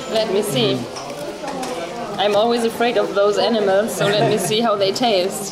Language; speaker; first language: English; non-native, fluent; German